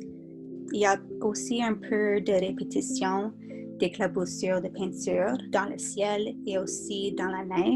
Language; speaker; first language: French; non-native, fluent; English